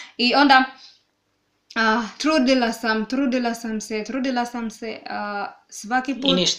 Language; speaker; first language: Serbian; non-native, learner; Swahili